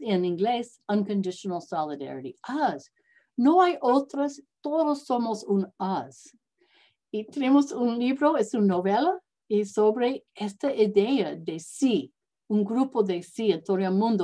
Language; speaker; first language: Spanish; non-native, learner; English